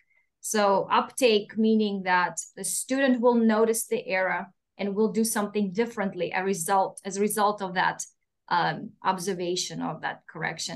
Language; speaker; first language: English; non-native, fluent; Russian